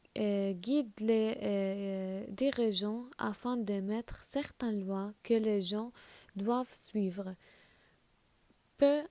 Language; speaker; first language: French; non-native, learner; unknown